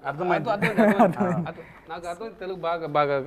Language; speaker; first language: Telugu; non-native, local second language; Tamil